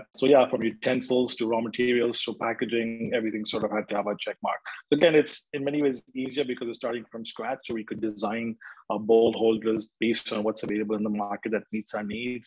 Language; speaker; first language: English; non-native, local second language; Hindi